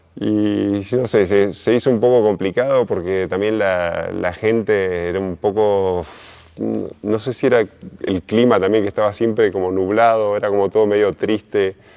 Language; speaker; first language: Spanish; native; Spanish